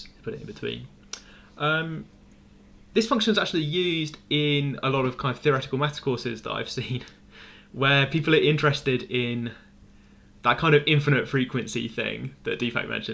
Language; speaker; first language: English; native; English